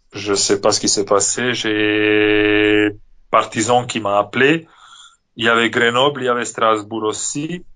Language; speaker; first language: French; non-native, fluent; Serbian